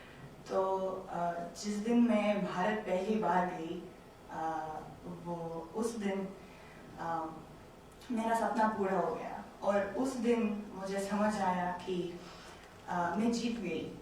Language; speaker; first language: Hindi; non-native, learner; Romanian